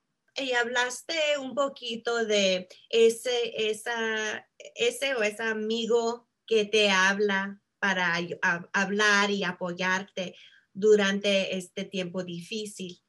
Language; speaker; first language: Spanish; early bilingual, heritage; Spanish